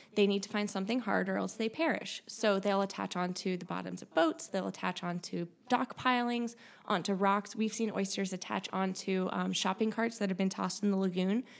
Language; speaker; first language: English; native; English